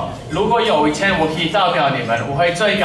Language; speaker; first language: Chinese; early bilingual, heritage; English